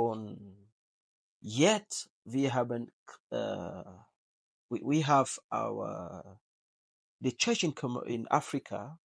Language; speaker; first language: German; non-native, learner; English